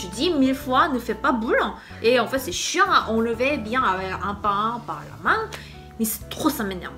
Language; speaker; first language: French; non-native, fluent; Korean